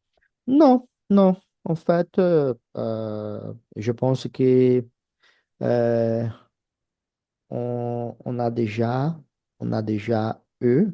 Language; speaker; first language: French; non-native, fluent; Portuguese